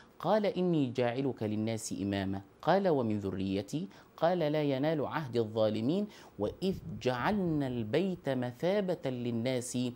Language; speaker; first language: Arabic; native; Arabic